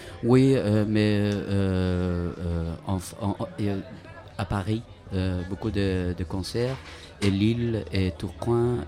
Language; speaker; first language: French; non-native, learner; Dutch